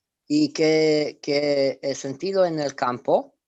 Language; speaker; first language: Spanish; non-native, fluent; Romanian